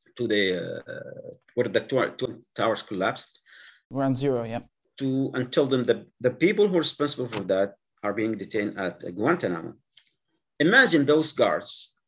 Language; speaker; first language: English; non-native, fluent; Arabic